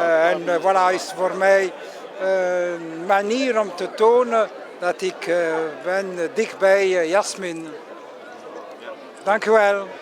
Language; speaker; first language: Dutch; non-native, local second language; French